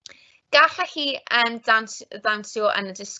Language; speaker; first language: Welsh; non-native, local second language; English